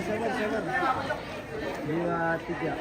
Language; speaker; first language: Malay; non-native, local second language; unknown